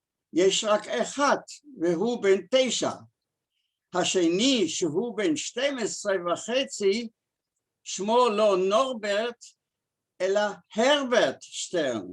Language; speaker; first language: Hebrew; early bilingual, other home language; German